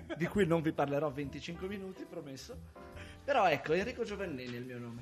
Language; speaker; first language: Italian; native; Italian